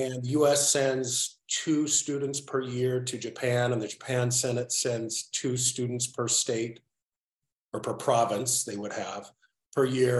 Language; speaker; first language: English; native; English